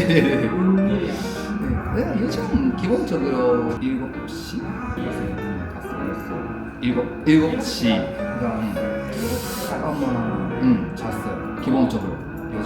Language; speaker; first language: Korean; non-native, learner; Japanese